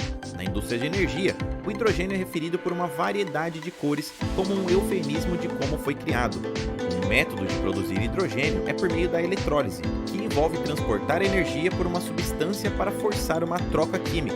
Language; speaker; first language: Portuguese; native; Portuguese